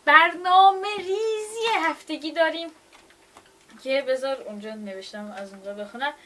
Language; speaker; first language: Persian; native; Persian